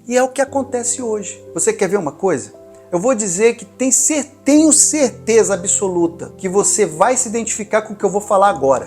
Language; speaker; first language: Portuguese; native; Portuguese